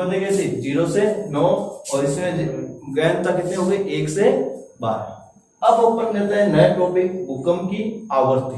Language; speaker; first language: Hindi; native; Hindi